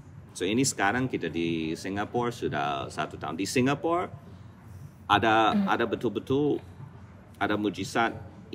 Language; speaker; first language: Indonesian; non-native, fluent; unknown